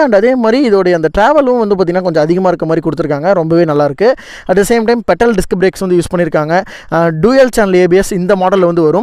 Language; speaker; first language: Tamil; native; Tamil